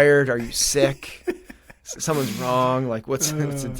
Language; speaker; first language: English; native; English